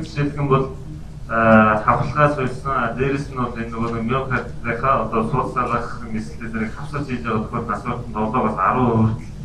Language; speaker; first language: Mongolian; native; Mongolian